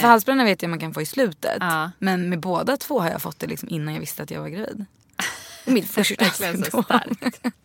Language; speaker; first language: Swedish; native; Swedish